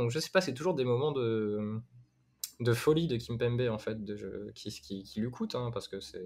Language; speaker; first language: French; native; French